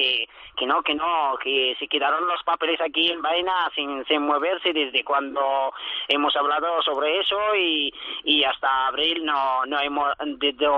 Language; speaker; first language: Spanish; early bilingual, other home language; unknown